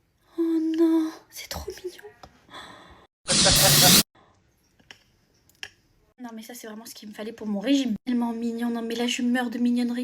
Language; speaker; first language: French; native; French